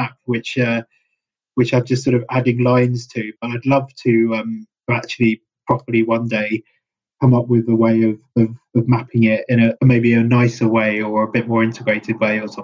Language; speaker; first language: English; native; English